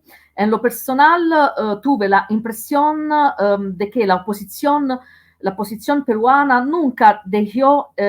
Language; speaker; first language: Spanish; non-native, learner; Italian